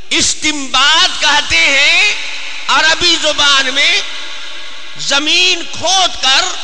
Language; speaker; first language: Urdu; native; Urdu